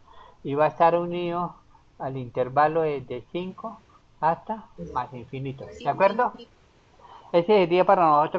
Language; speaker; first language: Spanish; native; Spanish